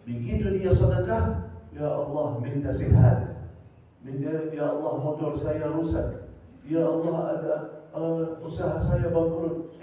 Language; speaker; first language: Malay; non-native, fluent; Arabic